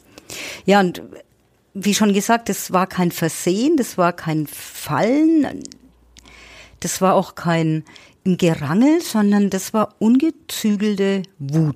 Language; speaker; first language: German; native; German